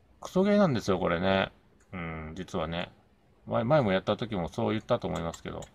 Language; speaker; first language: Japanese; native; Japanese